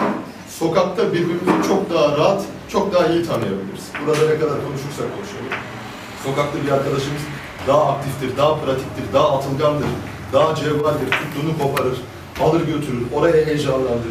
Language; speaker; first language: Turkish; native; Turkish